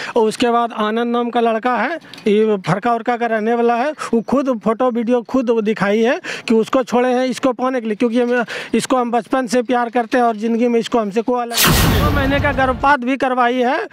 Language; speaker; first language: Hindi; native; Hindi